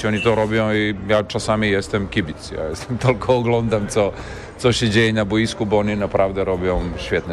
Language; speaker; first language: Polish; non-native, fluent; Serbian